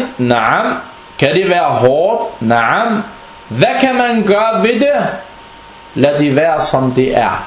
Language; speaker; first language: Danish; non-native, fluent; Arabic